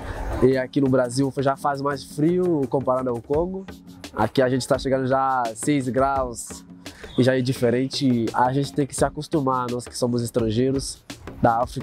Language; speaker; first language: Portuguese; non-native, fluent; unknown